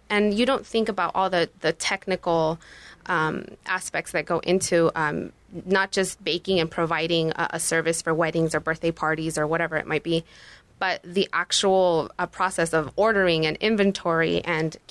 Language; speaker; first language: English; non-native, fluent; Spanish